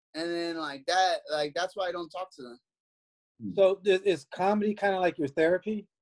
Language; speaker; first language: English; native; English